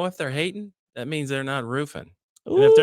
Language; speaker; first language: English; native; English